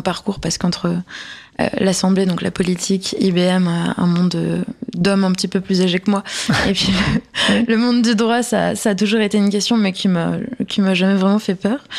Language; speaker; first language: French; native; French